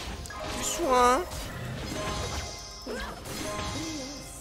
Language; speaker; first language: French; native; French